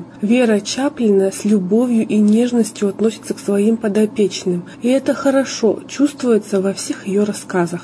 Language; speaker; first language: Russian; native; Russian